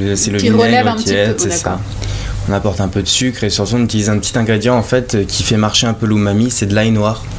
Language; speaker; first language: French; native; French